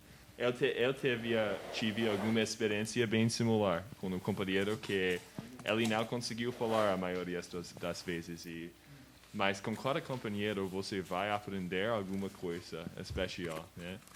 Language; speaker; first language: Portuguese; non-native, learner; English